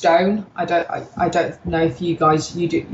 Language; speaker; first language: English; native; English